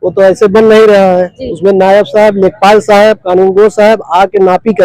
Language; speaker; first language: Hindi; native; Hindi